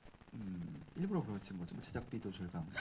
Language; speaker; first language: Korean; native; Korean